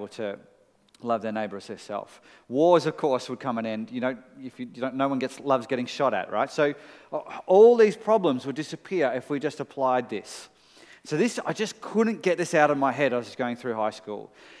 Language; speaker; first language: English; native; English